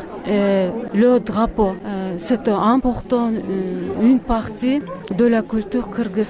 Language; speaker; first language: French; non-native, learner; Kyrgyz